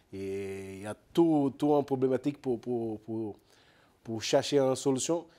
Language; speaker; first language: French; non-native, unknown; Portuguese